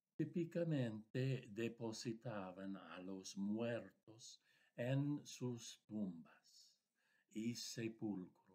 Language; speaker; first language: Spanish; non-native, fluent; English